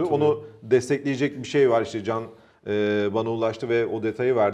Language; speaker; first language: Turkish; native; Turkish